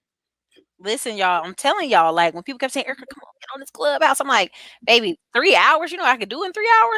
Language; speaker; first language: English; native; English